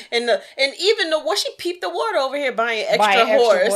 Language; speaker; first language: English; native; English